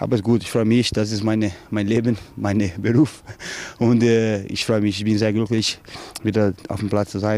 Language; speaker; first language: German; non-native, fluent; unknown